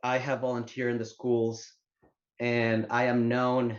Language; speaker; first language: English; non-native, fluent; Spanish